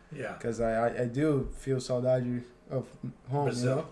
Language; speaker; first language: English; non-native, fluent; Portuguese